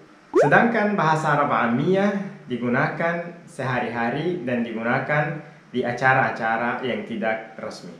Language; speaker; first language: Indonesian; non-native, fluent; Arabic